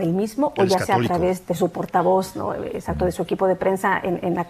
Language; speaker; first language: Spanish; native; Spanish